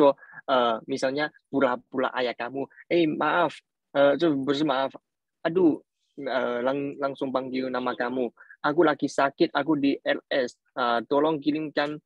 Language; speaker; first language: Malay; non-native, fluent; Chinese